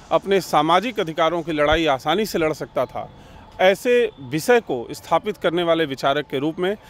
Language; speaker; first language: Hindi; native; Hindi